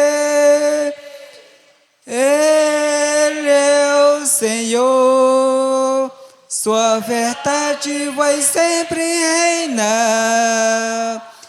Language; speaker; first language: Portuguese; non-native, local second language; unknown